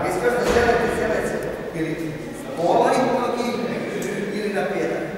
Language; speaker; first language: Russian; non-native, learner; Serbian